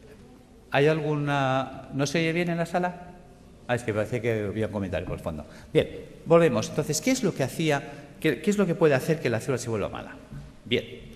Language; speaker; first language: Spanish; native; Spanish